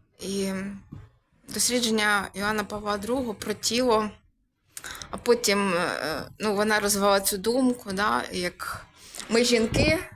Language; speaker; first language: Ukrainian; native; Ukrainian